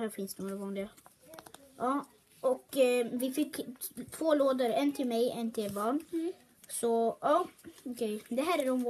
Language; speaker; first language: Swedish; native; Swedish